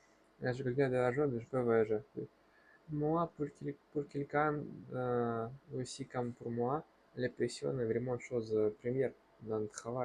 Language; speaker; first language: French; non-native, learner; Russian